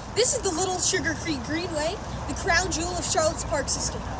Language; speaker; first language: English; native; English